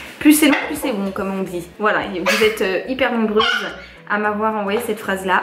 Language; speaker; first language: French; native; French